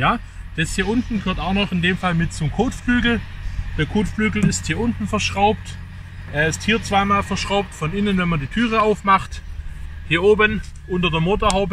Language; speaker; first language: German; native; German